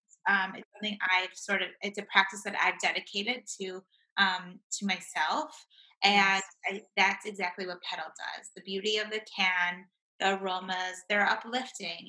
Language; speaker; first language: English; native; English